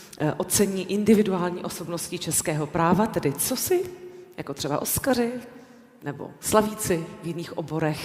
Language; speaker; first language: Czech; native; Czech